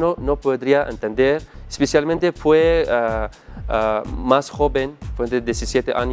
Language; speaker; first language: Spanish; non-native, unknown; Arabic